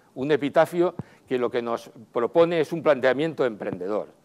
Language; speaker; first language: Spanish; native; Spanish